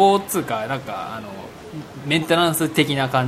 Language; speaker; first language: Japanese; native; Japanese